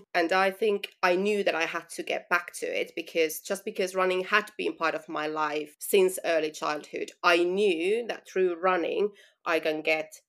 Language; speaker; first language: English; non-native, fluent; Finnish